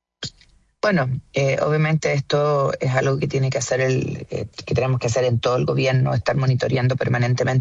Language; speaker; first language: Spanish; native; Spanish